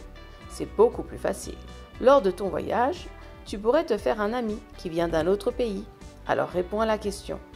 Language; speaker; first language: French; non-native, fluent; English